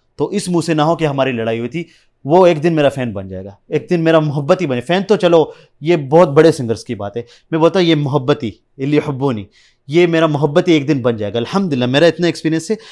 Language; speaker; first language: Urdu; early bilingual, heritage; Urdu